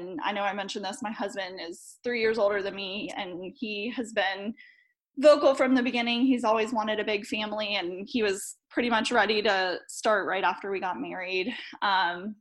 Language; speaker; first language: English; native; English